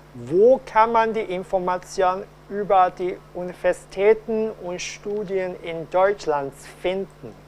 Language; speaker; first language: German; non-native, fluent; Cantonese